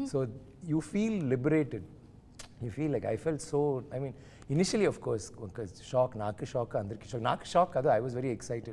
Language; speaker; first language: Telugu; non-native, learner; Tamil